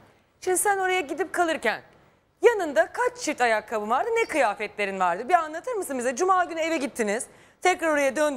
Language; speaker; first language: Turkish; native; Turkish